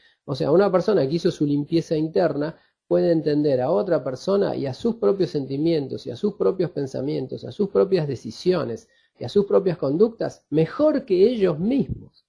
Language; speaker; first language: Spanish; native; Spanish